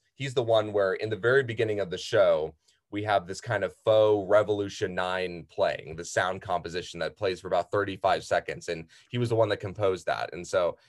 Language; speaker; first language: English; native; English